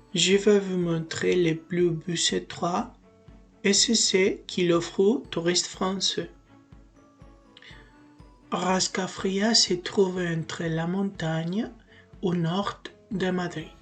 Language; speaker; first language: French; non-native, learner; Spanish